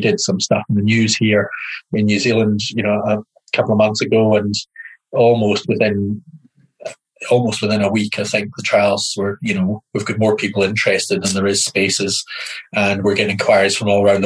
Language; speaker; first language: English; native; English